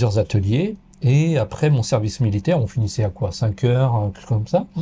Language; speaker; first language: French; native; French